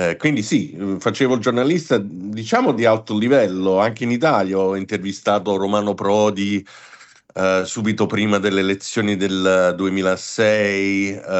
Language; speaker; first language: Italian; non-native, fluent; English